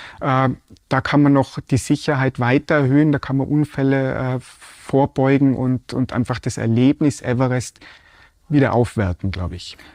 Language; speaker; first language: German; native; German